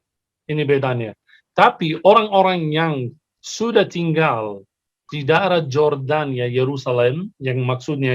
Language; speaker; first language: Indonesian; non-native, fluent; Arabic